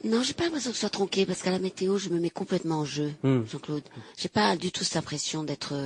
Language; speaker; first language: French; native; French